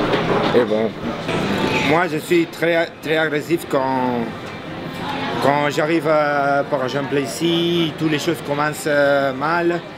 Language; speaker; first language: French; non-native, learner; Spanish